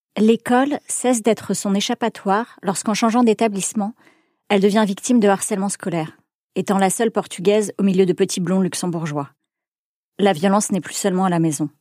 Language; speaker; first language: French; native; French